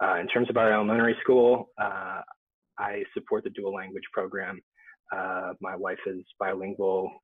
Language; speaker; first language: English; native; English